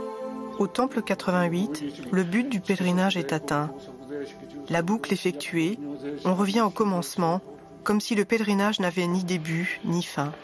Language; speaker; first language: French; native; French